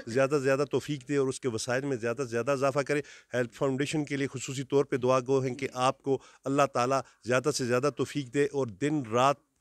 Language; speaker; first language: Urdu; non-native, local second language; Northern Hindko